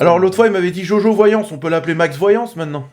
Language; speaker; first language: French; native; French